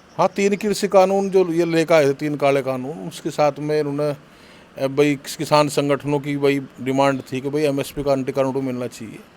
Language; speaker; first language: Hindi; native; Hindi